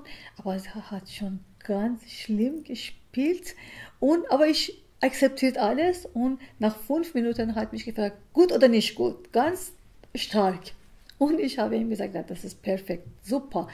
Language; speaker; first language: German; non-native, learner; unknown